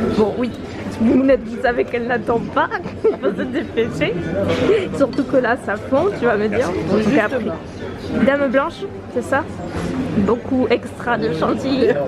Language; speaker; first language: French; native; French